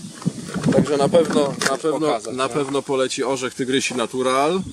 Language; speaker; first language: Polish; native; Polish